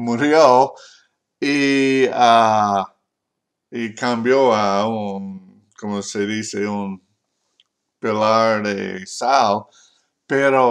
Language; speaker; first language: Spanish; non-native, learner; English